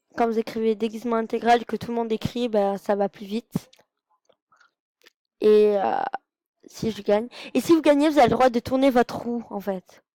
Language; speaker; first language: French; native; French